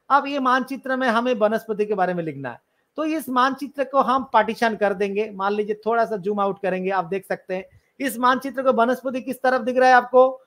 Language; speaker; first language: Hindi; non-native, local second language; Bangla